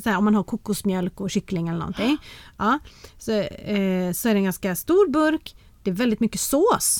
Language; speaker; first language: Swedish; native; Swedish